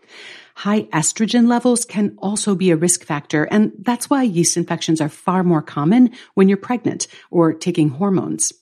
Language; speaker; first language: English; native; English